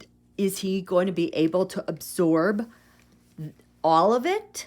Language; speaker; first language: English; native; English